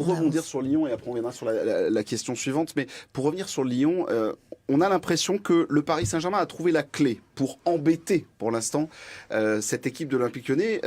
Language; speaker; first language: French; native; French